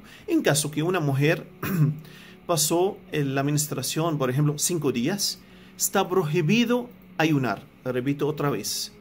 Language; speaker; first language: Spanish; non-native, fluent; Arabic